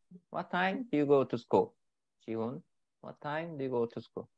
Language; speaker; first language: English; non-native, learner; Korean